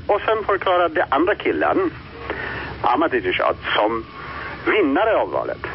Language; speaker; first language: Swedish; non-native, fluent; Persian